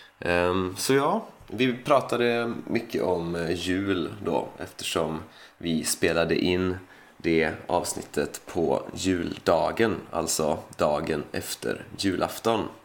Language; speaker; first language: Swedish; native; Swedish